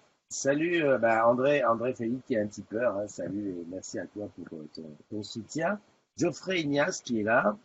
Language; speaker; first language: French; native; French